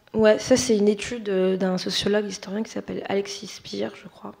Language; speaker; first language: French; native; French